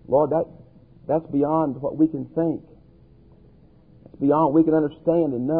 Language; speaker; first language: English; native; English